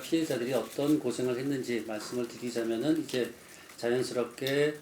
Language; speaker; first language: Korean; native; Korean